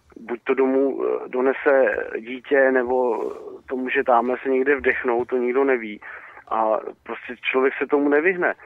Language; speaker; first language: Czech; native; Czech